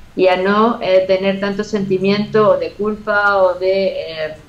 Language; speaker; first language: Spanish; native; Spanish